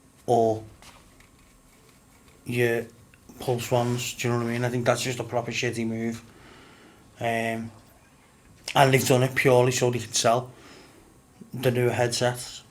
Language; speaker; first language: English; native; English